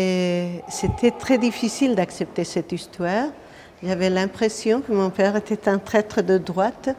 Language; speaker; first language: French; non-native, fluent; Spanish